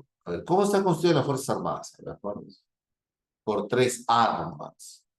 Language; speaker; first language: Spanish; native; Spanish